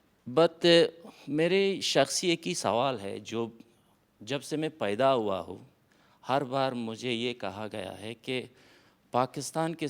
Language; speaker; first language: Hindi; non-native, fluent; Persian